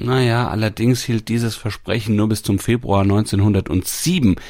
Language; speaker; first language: German; native; German